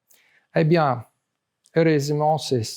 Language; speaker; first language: French; non-native, learner; Italian